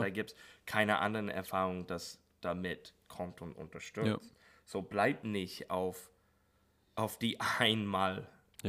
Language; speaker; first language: German; non-native, learner; English